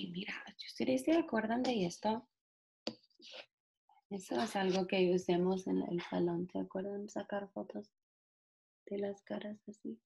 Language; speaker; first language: Spanish; non-native, fluent; English